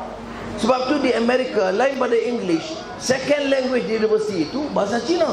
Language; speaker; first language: Malay; native; Malay